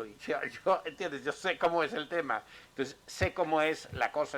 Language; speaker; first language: Spanish; native; Spanish